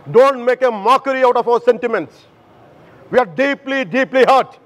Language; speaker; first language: English; non-native, local second language; Telugu